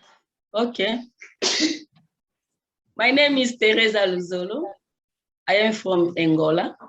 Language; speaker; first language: English; non-native, learner; Kongo